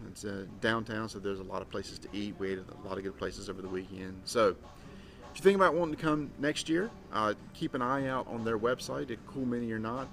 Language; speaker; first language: English; native; English